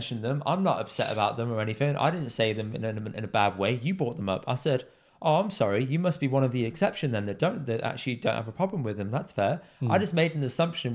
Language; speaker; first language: English; native; English